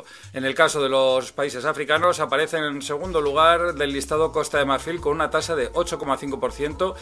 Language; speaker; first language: Spanish; native; Spanish